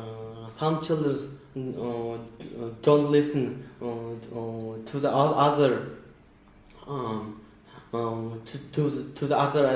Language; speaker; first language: English; non-native, learner; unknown